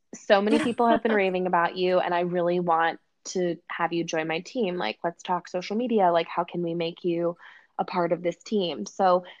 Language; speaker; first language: English; native; English